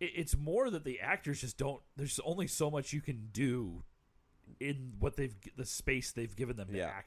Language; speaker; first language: English; native; English